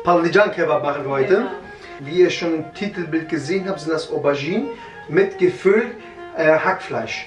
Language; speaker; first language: German; early bilingual, other home language; Kurdish